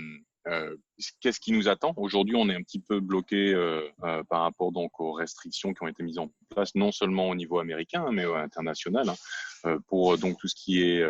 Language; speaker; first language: French; native; French